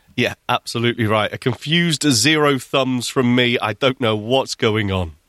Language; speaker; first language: English; native; English